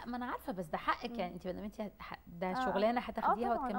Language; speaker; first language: Arabic; native; Arabic